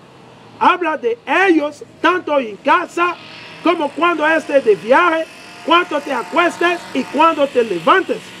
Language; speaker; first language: Spanish; non-native, learner; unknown